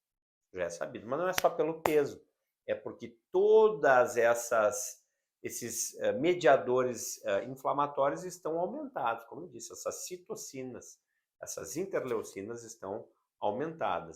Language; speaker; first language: Portuguese; native; Portuguese